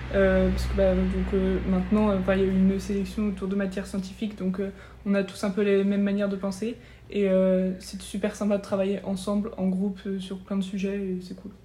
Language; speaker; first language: French; native; French